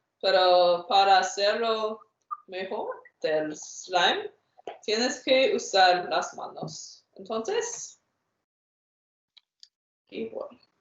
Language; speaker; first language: Spanish; non-native, fluent; English